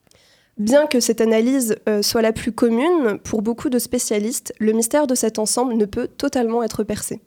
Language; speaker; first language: French; native; French